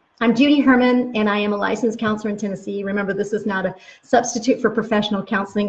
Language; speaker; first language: English; native; English